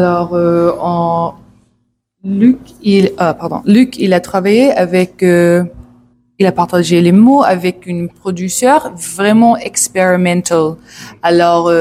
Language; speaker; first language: French; non-native, learner; English